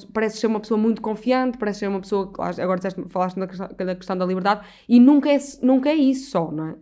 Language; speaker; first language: Portuguese; native; Portuguese